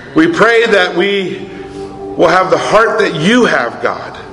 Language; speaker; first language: English; native; English